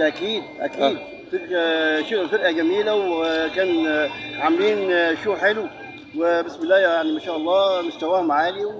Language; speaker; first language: Arabic; native; Arabic